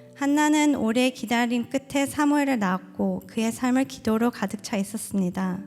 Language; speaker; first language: Korean; early bilingual, heritage; Korean